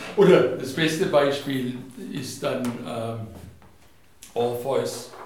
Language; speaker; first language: German; non-native, fluent; Hungarian